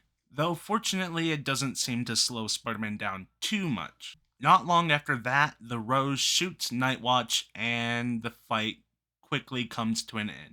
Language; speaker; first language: English; native; English